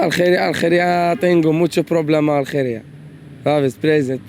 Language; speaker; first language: Spanish; non-native, learner; Arabic